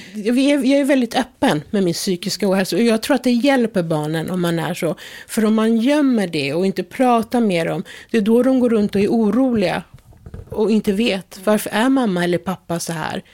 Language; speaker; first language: Swedish; early bilingual, other home language; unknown